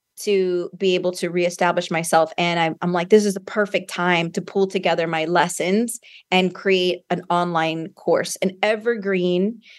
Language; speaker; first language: English; native; English